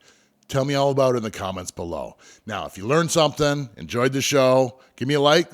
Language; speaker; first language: English; native; English